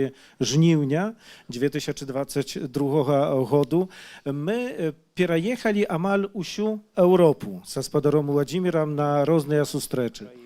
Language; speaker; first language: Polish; non-native, learner; Belarusian